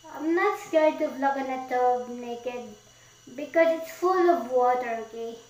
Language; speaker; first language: English; non-native, local second language; Filipino